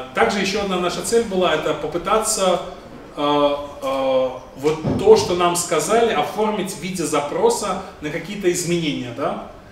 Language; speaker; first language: Russian; native; Russian